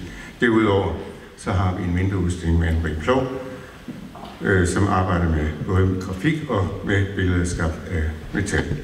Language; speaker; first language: Danish; native; Danish